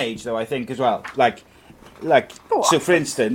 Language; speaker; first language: English; native; English